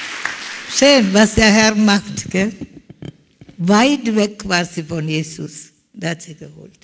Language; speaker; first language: German; non-native, learner; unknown